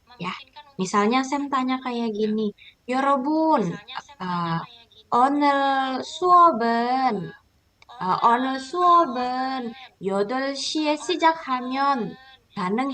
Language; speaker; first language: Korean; non-native, fluent; Indonesian